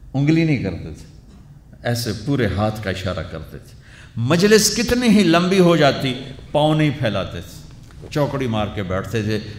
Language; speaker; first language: Urdu; non-native, local second language; Punjabi